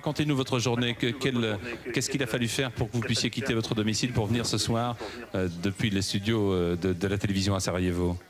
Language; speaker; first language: French; native; French